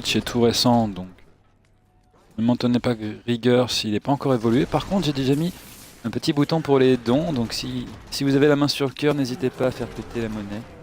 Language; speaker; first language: French; native; French